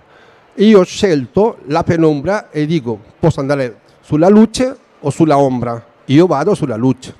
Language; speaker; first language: Italian; non-native, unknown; Spanish